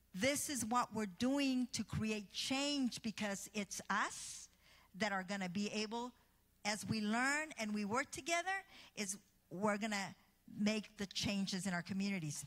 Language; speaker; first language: English; early bilingual, other home language; Spanish